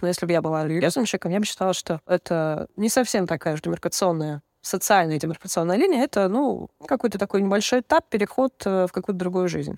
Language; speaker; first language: Russian; native; Russian